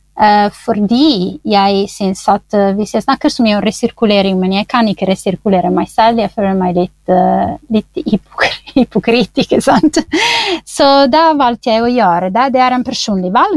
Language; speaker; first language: Norwegian; non-native, fluent; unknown